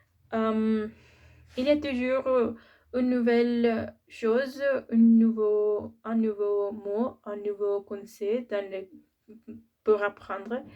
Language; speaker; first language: French; non-native, learner; Spanish